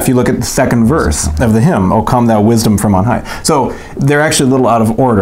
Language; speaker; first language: English; native; English